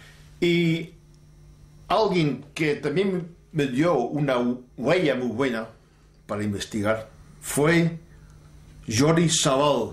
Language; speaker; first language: Spanish; non-native, fluent; Dutch